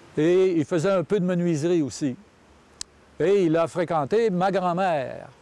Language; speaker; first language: French; native; French